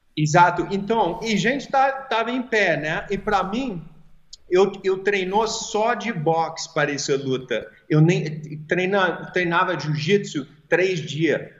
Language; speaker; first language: Portuguese; early bilingual, heritage; English